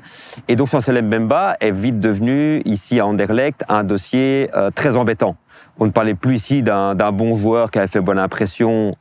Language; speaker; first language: French; native; French